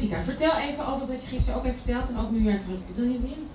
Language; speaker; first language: Dutch; native; Dutch